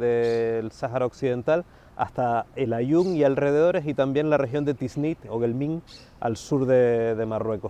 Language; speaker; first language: Spanish; native; Spanish